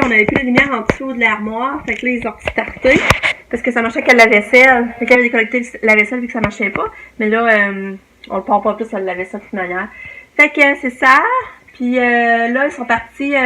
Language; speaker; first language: French; native; French